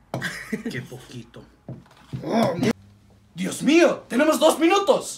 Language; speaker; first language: Spanish; non-native, learner; English